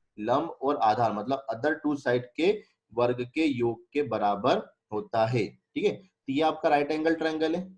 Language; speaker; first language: Hindi; native; Hindi